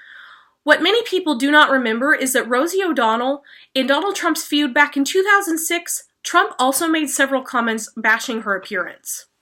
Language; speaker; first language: English; native; English